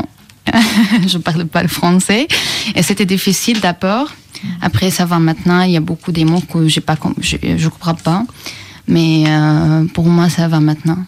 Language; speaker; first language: French; non-native, learner; Arabic